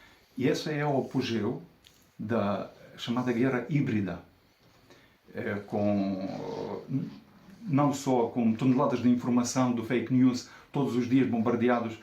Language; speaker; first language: Portuguese; non-native, fluent; Ukrainian